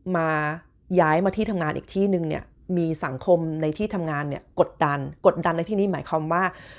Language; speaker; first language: Thai; native; Thai